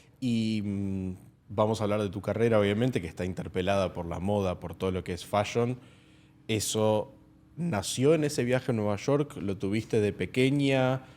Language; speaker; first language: Spanish; native; Spanish